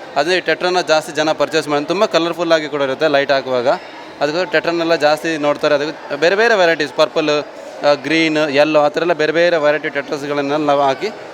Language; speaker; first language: Kannada; non-native, local second language; Tulu